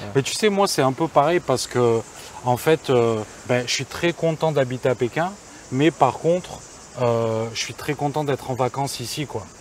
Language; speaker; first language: French; native; French